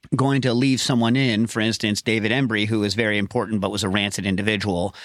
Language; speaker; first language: English; native; English